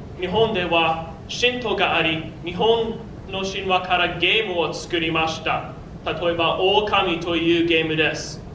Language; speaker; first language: Japanese; non-native, learner; English